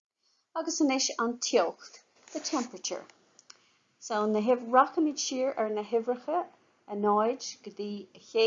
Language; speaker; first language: Irish; non-native, local second language; English